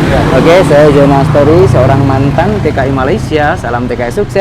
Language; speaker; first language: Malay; non-native, local second language; Javanese